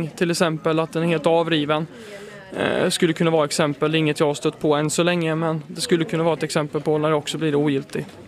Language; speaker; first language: Swedish; native; Swedish